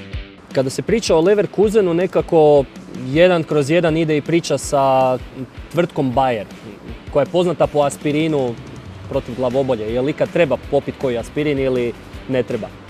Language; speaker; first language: Croatian; native; Croatian